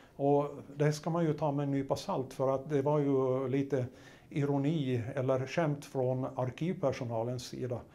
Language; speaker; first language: Swedish; native; Swedish